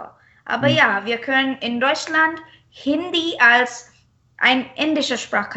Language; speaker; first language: German; non-native, fluent; Marathi